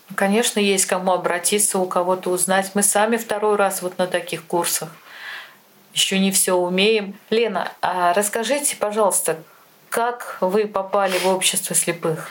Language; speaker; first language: Russian; native; Russian